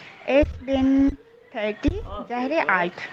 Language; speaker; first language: German; non-native, learner; Urdu